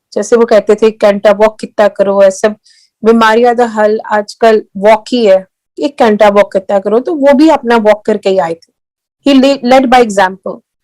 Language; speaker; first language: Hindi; early bilingual, heritage; Hindi